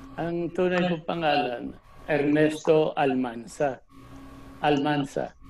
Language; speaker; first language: Filipino; native; Filipino